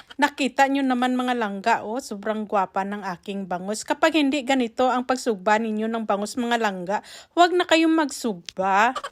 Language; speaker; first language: Filipino; non-native, local second language; Hiligaynon